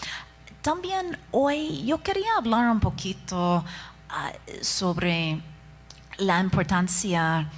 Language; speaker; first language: Spanish; non-native, fluent; English